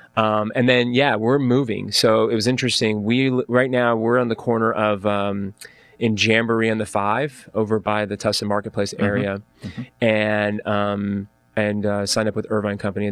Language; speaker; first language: English; native; English